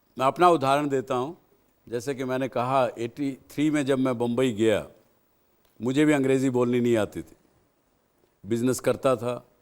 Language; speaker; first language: Hindi; native; Hindi